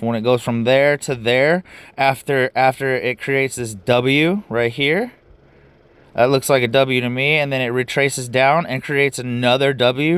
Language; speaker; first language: English; native; English